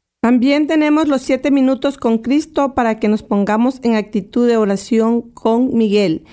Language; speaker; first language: Spanish; native; Spanish